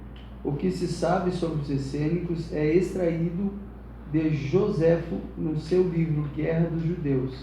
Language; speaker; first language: Portuguese; native; Portuguese